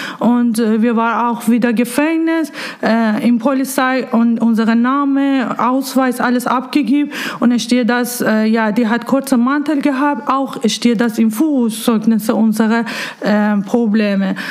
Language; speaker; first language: German; non-native, learner; Persian